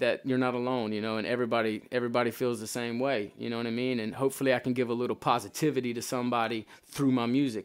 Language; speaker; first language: English; native; English